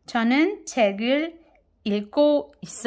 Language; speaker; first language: Korean; non-native, fluent; Filipino